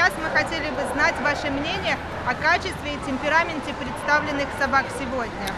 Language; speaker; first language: Russian; native; Russian